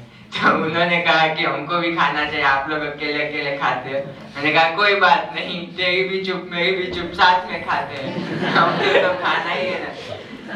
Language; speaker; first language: Hindi; native; Hindi